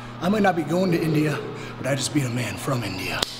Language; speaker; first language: English; native; English